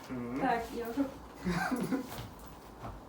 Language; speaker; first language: Russian; native; Russian